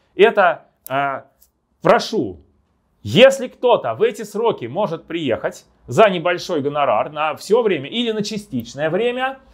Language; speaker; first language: Russian; native; Russian